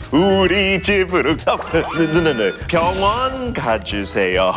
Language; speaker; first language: Korean; non-native, learner; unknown